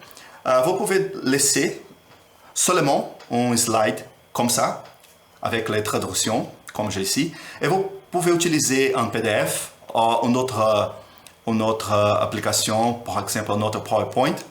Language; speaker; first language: French; non-native, learner; Portuguese